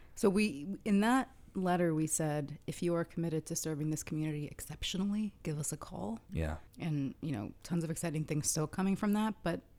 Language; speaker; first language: English; early bilingual, other home language; Arabic